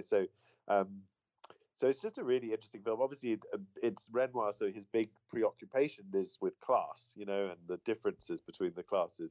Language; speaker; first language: English; native; English